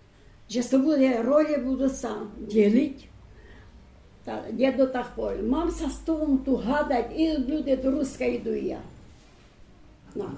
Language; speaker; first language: Slovak; non-native, learner; Ukrainian